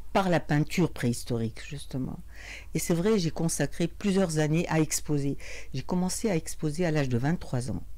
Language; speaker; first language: French; non-native, local second language; Arabic